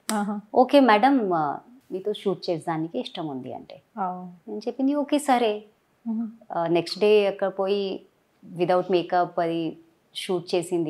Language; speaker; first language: Telugu; non-native, local second language; Hindi